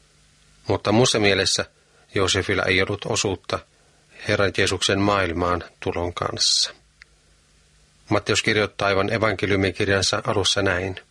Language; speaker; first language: Finnish; native; Finnish